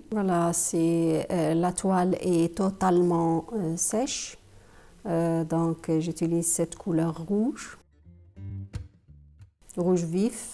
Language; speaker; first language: French; non-native, fluent; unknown